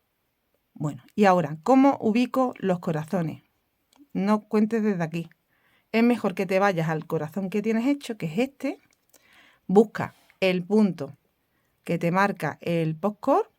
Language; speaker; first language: Spanish; native; Spanish